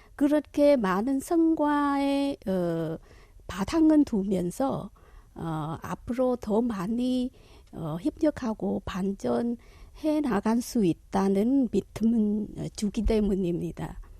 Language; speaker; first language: Korean; non-native, fluent; Vietnamese